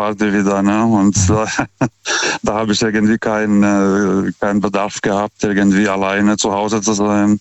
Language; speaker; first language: German; non-native, fluent; Lithuanian